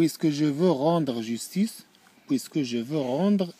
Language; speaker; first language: French; non-native, learner; Arabic